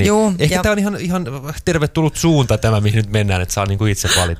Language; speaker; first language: Finnish; native; Finnish